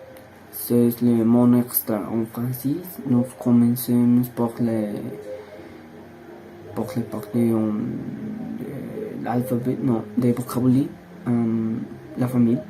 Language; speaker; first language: French; non-native, learner; Spanish